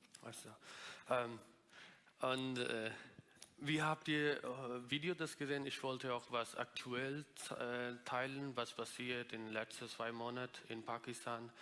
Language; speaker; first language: German; non-native, learner; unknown